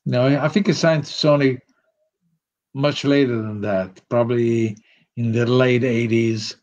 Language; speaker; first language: English; non-native, fluent; Italian